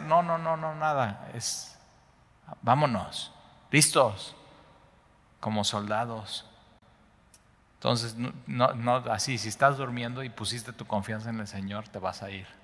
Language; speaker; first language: Spanish; native; Spanish